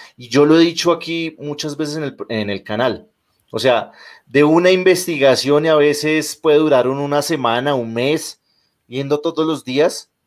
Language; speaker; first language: Spanish; native; Spanish